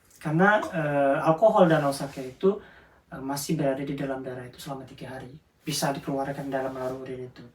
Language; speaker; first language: Indonesian; native; Indonesian